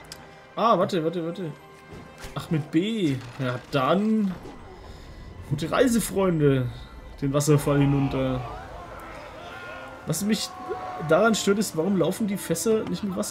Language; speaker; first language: German; native; German